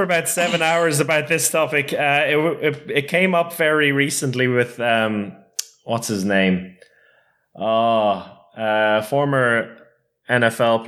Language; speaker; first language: English; native; English